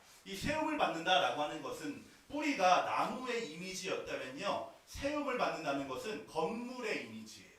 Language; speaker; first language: Korean; native; Korean